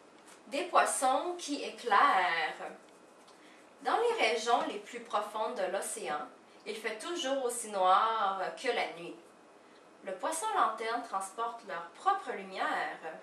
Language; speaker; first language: French; native; French